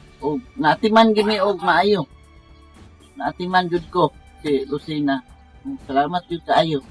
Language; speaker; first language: Cebuano; native; Cebuano